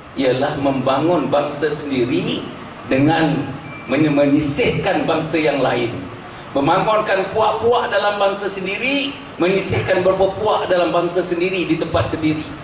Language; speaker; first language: Malay; native; Malay